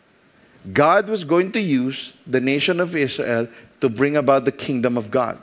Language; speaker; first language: English; non-native, local second language; Filipino